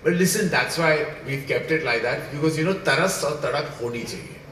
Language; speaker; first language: English; non-native, local second language; Hindi